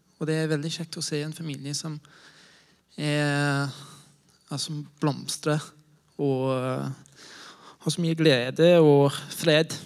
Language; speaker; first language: Norwegian; non-native, fluent; English